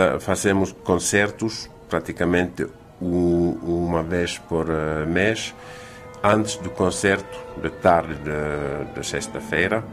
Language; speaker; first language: Portuguese; non-native, fluent; Finnish